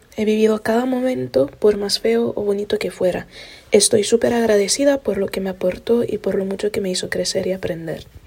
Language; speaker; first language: Spanish; non-native, fluent; Italian